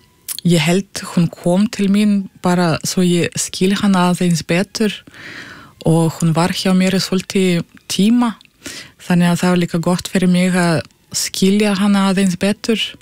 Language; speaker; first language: Icelandic; early bilingual, other home language; Russian